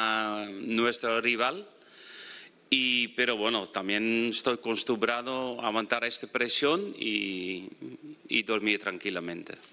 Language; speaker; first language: Spanish; non-native, fluent; Dutch